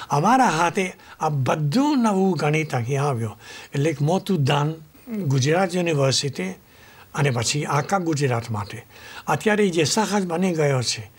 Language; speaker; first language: Gujarati; non-native, fluent; Spanish